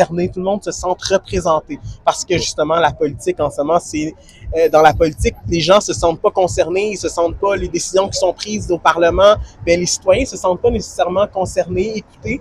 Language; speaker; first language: French; native; French